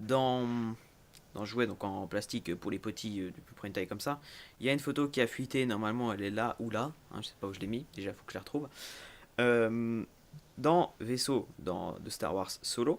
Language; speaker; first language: French; native; French